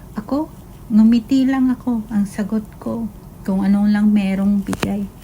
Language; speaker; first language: Filipino; native; Filipino